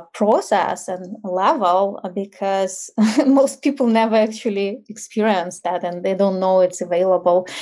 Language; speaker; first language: English; non-native, fluent; Ukrainian